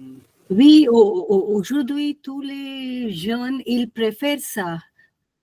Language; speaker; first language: French; non-native, learner; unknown